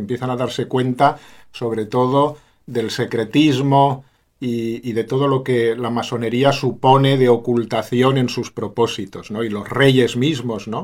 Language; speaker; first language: Spanish; native; Spanish